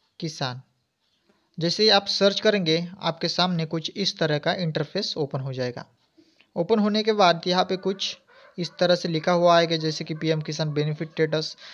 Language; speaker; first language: Hindi; non-native, local second language; Marathi